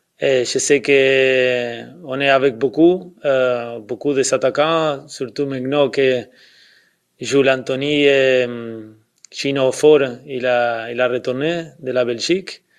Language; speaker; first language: French; non-native, fluent; Spanish